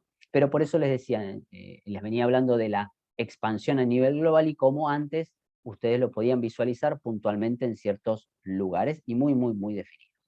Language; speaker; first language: Spanish; native; Spanish